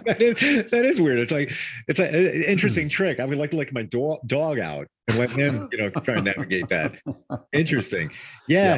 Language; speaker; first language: English; native; English